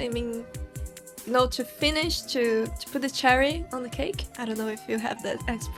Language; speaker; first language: English; non-native, fluent; Portuguese